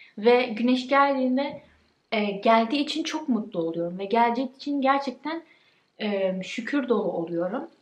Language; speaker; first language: Turkish; early bilingual, heritage; Turkish